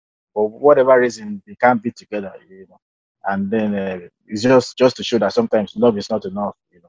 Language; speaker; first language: English; non-native, local second language; Yoruba